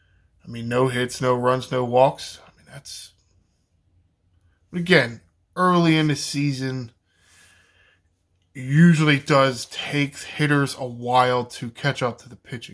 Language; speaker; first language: English; native; English